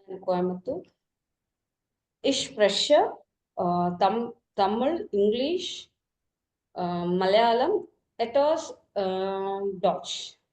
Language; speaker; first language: German; non-native, learner; Tamil